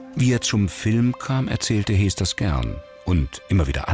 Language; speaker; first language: German; native; German